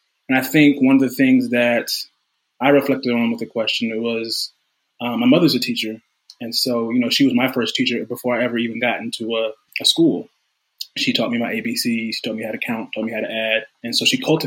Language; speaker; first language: English; native; English